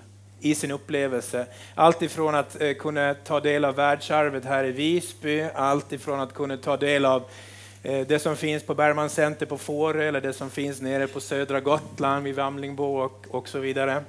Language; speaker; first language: Swedish; native; Swedish